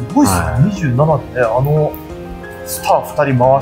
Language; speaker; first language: Japanese; native; Japanese